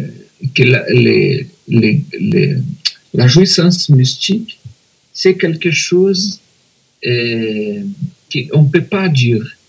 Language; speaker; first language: French; non-native, fluent; Portuguese